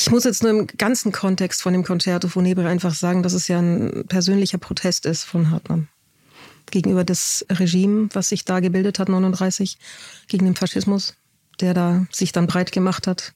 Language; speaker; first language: German; native; German